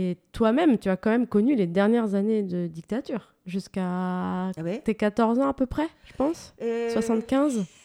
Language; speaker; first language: French; native; French